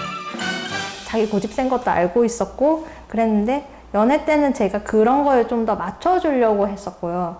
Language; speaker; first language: Korean; native; Korean